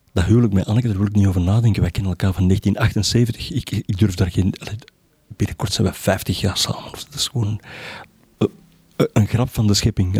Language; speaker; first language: Dutch; native; Dutch